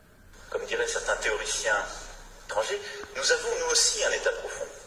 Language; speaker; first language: French; native; French